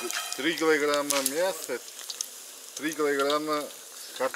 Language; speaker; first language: Russian; non-native, local second language; Uzbek